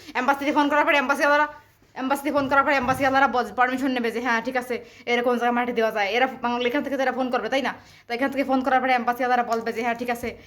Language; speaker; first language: Bangla; native; Bangla